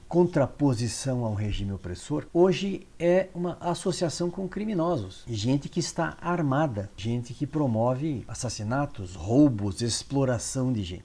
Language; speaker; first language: Portuguese; native; Portuguese